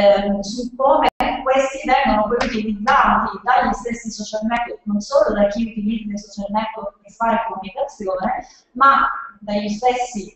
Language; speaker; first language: Italian; native; Italian